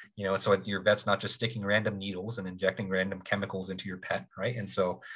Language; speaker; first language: English; native; English